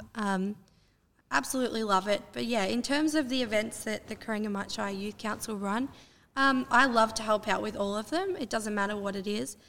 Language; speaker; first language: English; native; English